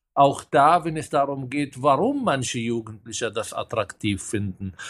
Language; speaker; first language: German; non-native, fluent; Hebrew